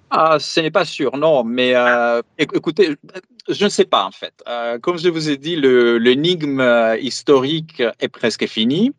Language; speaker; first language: French; non-native, fluent; Greek